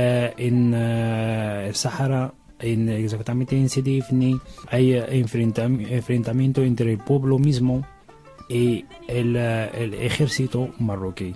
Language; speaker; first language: Spanish; non-native, learner; Arabic